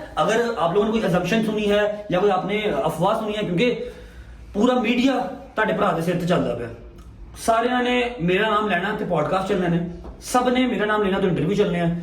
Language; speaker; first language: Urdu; non-native, local second language; Punjabi